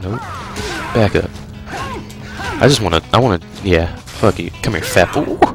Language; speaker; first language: English; native; English